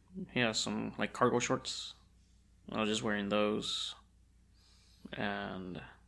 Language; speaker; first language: English; early bilingual, other home language; Spanish